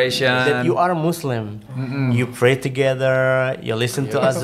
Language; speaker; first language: English; non-native, fluent; Indonesian